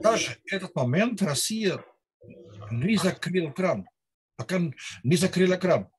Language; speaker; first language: Russian; non-native, learner; Dutch